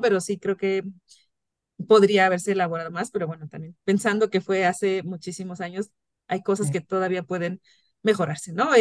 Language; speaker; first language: Spanish; non-native, local second language; Mixtepec Mixtec